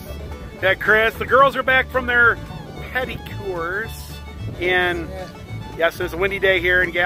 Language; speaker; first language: English; native; English